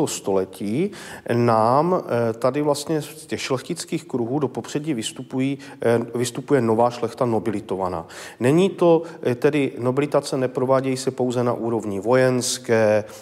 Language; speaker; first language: Czech; native; Czech